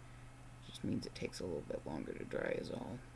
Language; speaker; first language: English; native; English